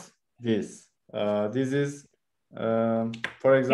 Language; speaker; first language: English; non-native, learner; Turkish